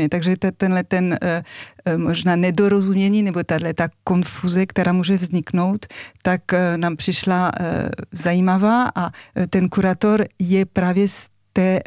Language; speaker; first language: Czech; non-native, fluent; French